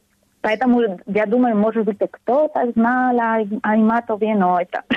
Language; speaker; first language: Russian; non-native, learner; Spanish